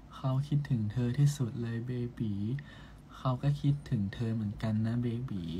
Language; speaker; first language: Thai; native; Thai